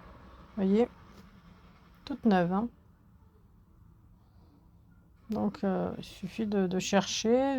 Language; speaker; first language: French; native; French